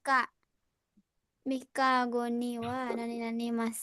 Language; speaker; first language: Japanese; non-native, learner; Indonesian